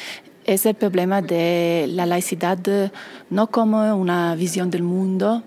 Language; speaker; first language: Spanish; non-native, fluent; Italian